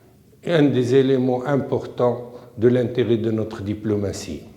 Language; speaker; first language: French; non-native, local second language; Arabic